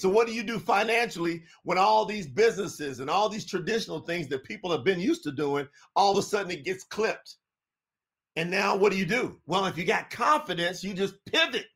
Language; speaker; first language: English; native; English